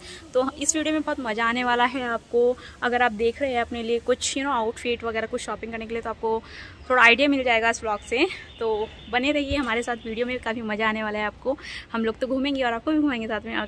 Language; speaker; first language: Hindi; native; Hindi